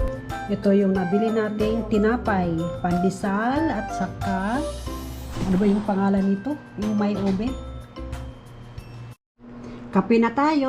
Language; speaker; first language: Filipino; non-native, local second language; Cebuano